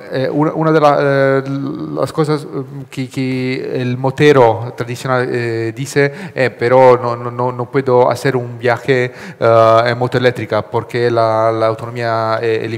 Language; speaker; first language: Spanish; non-native, learner; Italian